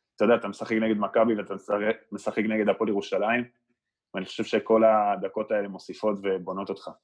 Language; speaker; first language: Hebrew; early bilingual, other home language; Spanish